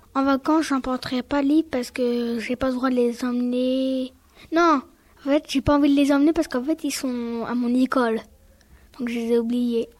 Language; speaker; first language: French; native; French